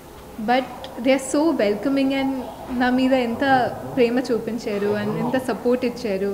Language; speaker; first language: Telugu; non-native, fluent; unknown